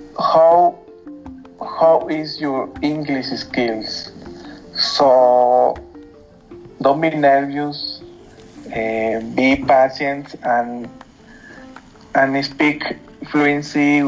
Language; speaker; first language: English; non-native, learner; Spanish